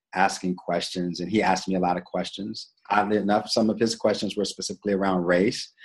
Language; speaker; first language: English; native; English